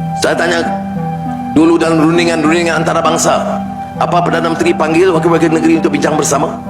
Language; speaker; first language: Malay; native; Malay